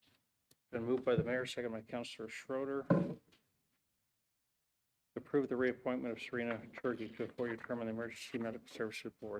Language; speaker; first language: English; native; English